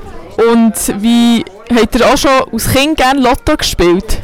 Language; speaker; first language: German; native; German